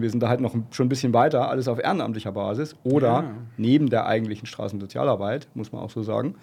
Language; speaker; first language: German; native; German